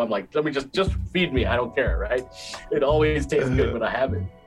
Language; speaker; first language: English; native; English